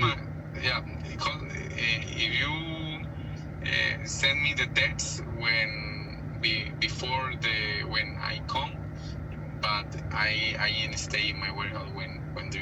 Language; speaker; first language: English; non-native, learner; Spanish